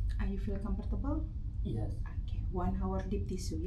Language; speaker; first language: English; non-native, fluent; Indonesian